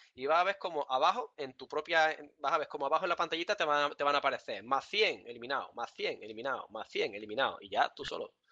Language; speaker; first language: Spanish; early bilingual, other home language; Russian